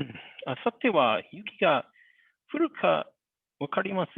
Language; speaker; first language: Japanese; non-native, learner; English